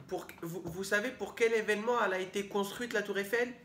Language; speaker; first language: French; native; French